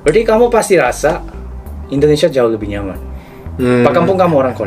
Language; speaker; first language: Indonesian; non-native, fluent; Korean